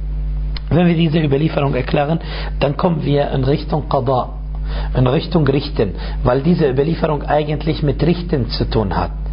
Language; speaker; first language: German; non-native, fluent; Arabic